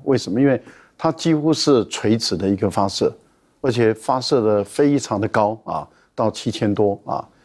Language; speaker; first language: Chinese; native; Chinese